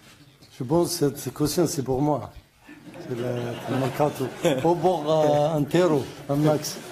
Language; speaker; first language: French; non-native, learner; Arabic